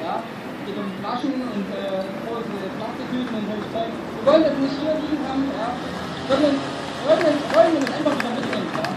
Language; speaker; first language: German; native; German